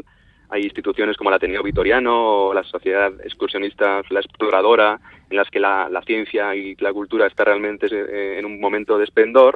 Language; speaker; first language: Spanish; native; Spanish